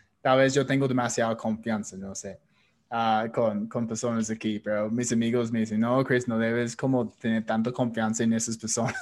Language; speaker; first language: Spanish; non-native, fluent; English